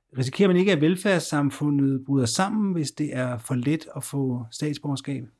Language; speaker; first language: Danish; native; Danish